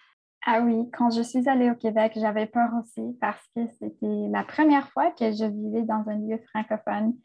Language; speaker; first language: French; non-native, fluent; English